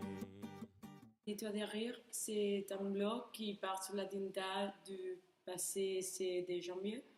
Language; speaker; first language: French; non-native, learner; Spanish